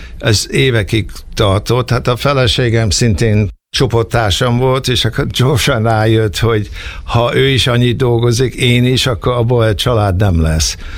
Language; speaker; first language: Hungarian; early bilingual, heritage; Hungarian